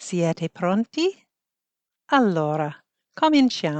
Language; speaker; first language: Italian; non-native, fluent; English